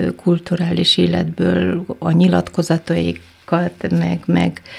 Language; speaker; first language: Hungarian; non-native, fluent; Kyrgyz